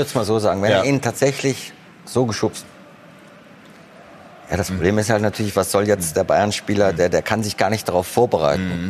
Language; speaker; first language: German; native; German